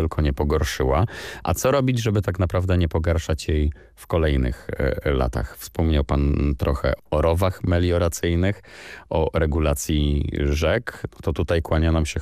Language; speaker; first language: Polish; native; Polish